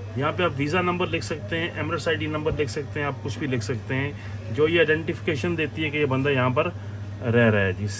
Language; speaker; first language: Urdu; non-native, local second language; Punjabi